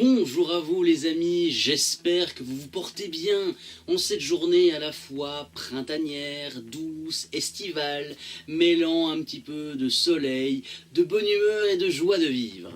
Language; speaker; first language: French; native; French